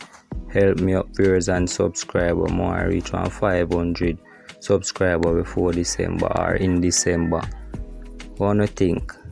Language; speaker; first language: English; non-native, local second language; Jamaican Creole English